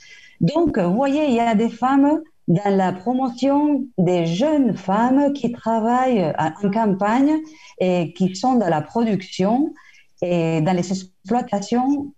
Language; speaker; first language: French; non-native, fluent; Spanish